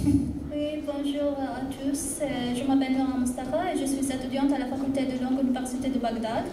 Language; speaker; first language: French; non-native, learner; Arabic